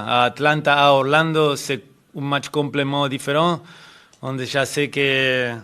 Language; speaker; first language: French; non-native, fluent; Spanish